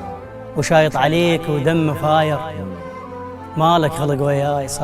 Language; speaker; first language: Arabic; native; Arabic